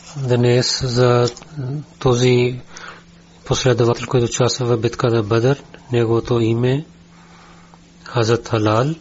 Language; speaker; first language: Bulgarian; non-native, learner; Urdu